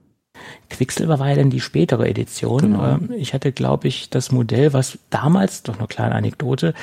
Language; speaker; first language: German; native; German